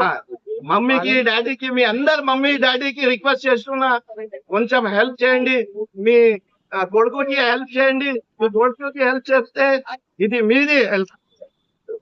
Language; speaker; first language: Telugu; non-native, local second language; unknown